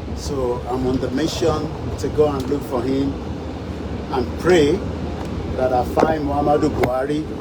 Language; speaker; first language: English; non-native, local second language; Yoruba